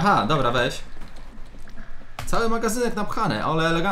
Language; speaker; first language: Polish; native; Polish